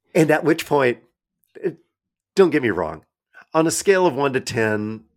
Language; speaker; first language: English; native; English